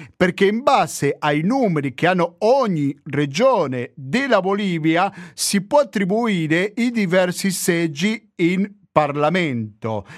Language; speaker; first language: Italian; non-native, fluent; Spanish